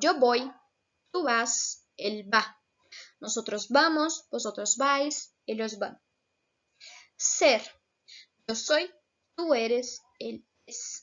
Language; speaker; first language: Spanish; non-native, fluent; Portuguese